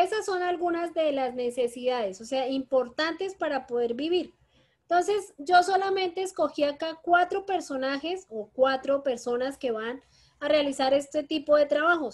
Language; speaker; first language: Spanish; native; Spanish